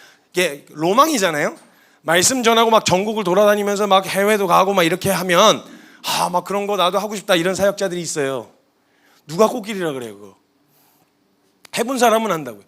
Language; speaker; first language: Korean; native; Korean